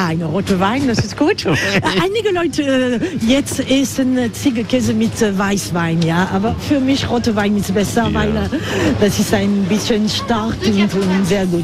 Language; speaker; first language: German; non-native, learner; French